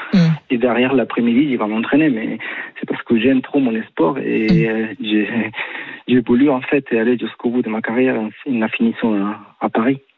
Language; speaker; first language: French; non-native, fluent; Spanish